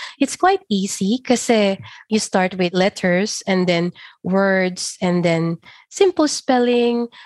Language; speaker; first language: English; non-native, local second language; Filipino